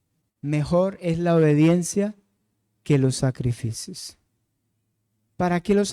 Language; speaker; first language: Spanish; native; Spanish